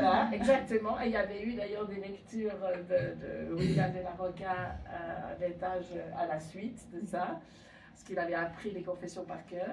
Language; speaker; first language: French; native; French